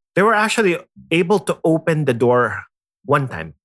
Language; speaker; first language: English; non-native, local second language; Filipino